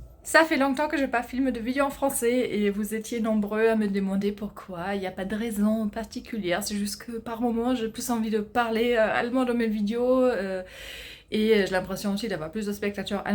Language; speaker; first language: French; non-native, fluent; German